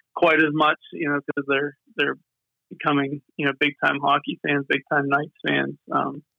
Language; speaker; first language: English; native; English